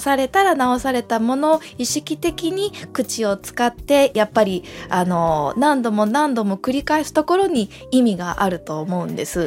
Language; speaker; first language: Japanese; native; Japanese